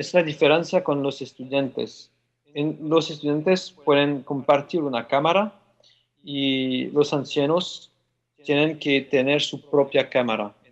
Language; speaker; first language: Spanish; non-native, fluent; French